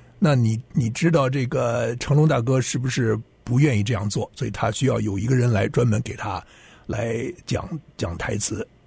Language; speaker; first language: Chinese; native; Chinese